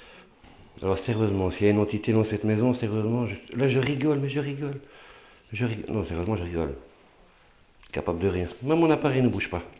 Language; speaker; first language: French; native; French